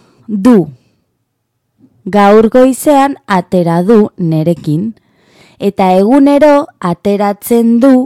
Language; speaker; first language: Basque; non-native, local second language; Spanish